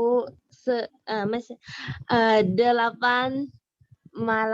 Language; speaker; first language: Indonesian; non-native, learner; Thai